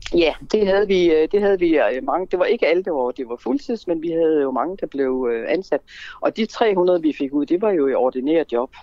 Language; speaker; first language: Danish; native; Danish